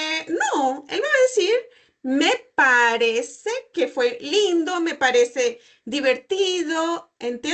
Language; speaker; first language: Portuguese; non-native, fluent; Spanish